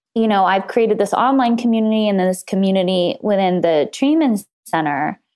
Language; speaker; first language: English; native; English